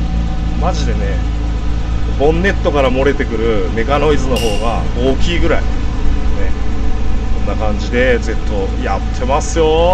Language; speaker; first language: Japanese; native; Japanese